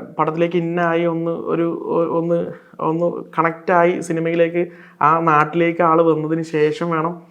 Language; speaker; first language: Malayalam; native; Malayalam